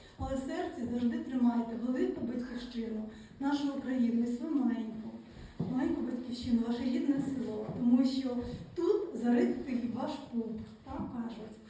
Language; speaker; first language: Ukrainian; native; Ukrainian